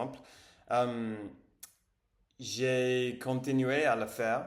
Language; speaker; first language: French; non-native, learner; English